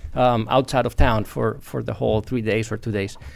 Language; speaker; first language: English; non-native, fluent; Spanish